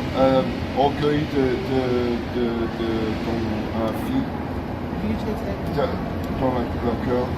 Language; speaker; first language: Haitian Creole; non-native, learner; English